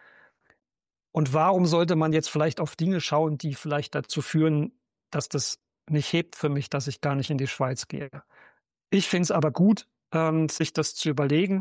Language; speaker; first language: German; native; German